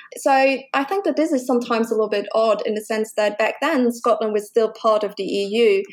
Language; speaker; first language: English; non-native, fluent; German